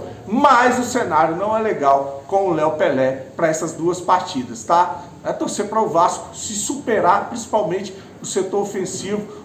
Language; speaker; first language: Portuguese; native; Portuguese